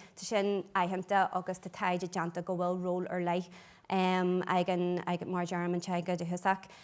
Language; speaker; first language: Irish; non-native, local second language; English